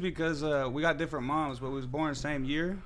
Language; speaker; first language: English; native; English